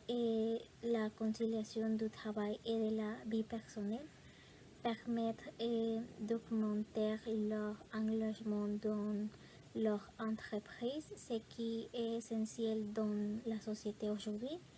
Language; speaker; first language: French; non-native, learner; Spanish